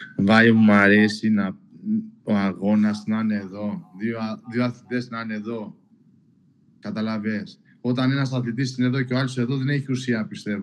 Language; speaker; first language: Greek; non-native, local second language; Albanian